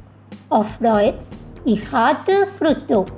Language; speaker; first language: German; non-native, fluent; Indonesian